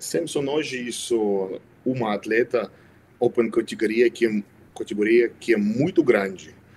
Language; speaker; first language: Portuguese; non-native, learner; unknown